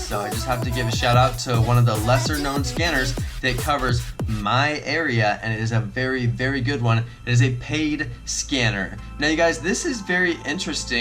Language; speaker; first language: English; native; English